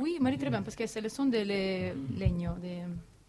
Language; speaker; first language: French; non-native, learner; Italian